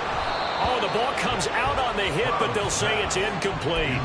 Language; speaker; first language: English; native; English